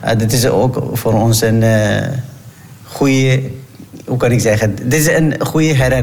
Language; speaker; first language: Dutch; non-native, learner; Turkish